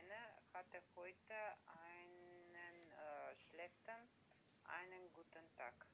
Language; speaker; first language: German; non-native, learner; Macedonian